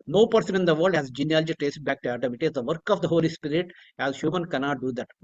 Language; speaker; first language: English; non-native, local second language; Telugu